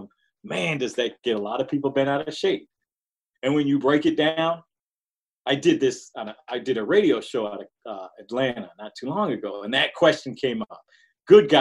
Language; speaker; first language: English; native; English